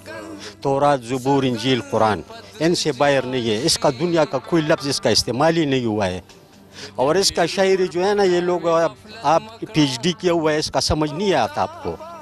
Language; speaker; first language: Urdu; non-native, local second language; Pashto